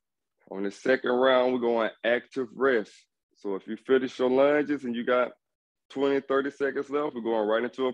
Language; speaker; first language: English; native; English